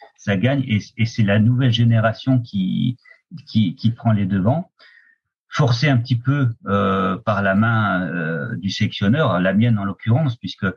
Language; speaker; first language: French; native; French